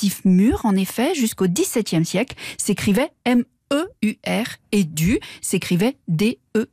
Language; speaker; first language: French; native; French